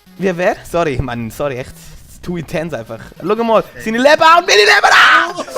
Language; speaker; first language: German; native; German